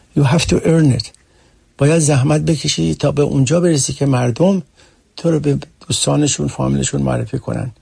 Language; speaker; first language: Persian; early bilingual, heritage; Persian